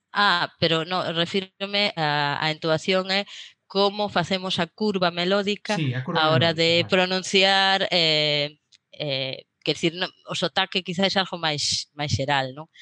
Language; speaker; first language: Galician; native; Galician